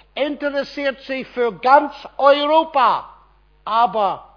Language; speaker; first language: German; non-native, fluent; English